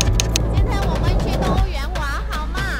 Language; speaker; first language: Chinese; non-native, learner; Vietnamese